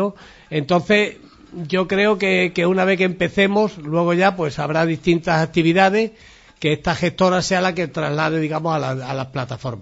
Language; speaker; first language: Spanish; native; Spanish